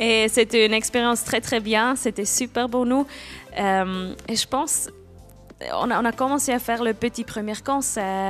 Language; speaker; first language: French; non-native, local second language; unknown